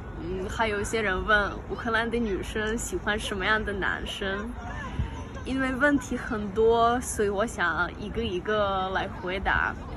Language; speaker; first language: Chinese; non-native, fluent; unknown